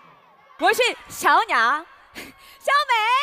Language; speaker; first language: Chinese; non-native, learner; Japanese